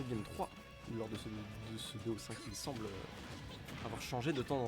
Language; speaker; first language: French; native; French